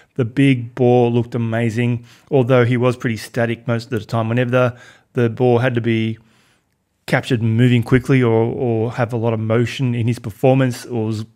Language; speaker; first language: English; native; English